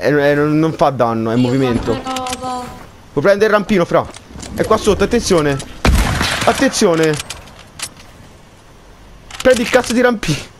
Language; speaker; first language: Italian; native; Italian